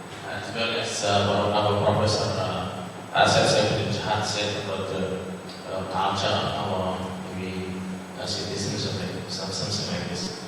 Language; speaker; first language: English; non-native, fluent; Indonesian